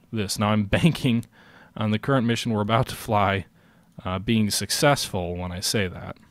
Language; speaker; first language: English; native; English